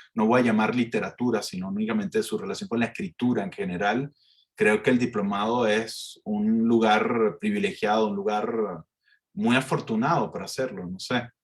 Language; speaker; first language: Spanish; native; Spanish